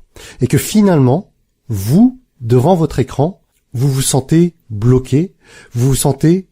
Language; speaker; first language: French; native; French